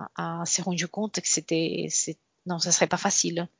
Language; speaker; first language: French; non-native, fluent; Portuguese